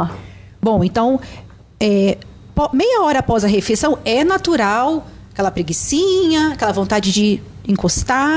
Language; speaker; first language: Portuguese; native; Portuguese